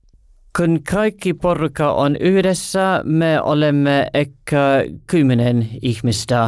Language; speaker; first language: Finnish; non-native, learner; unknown